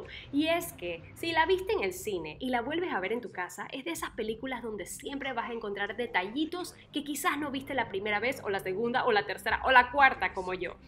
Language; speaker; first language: Spanish; native; Spanish